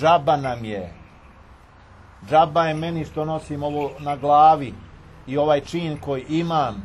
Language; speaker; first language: Serbian; native; Serbian